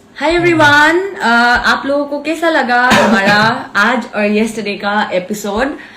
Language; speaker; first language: Hindi; non-native, local second language; Nepali